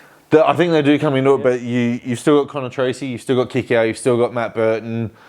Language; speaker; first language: English; native; English